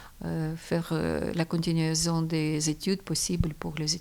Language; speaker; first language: French; non-native, fluent; Ukrainian